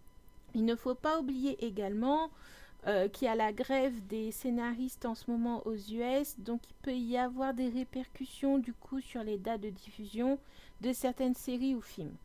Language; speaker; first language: French; native; French